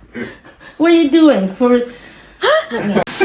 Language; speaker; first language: English; non-native, learner; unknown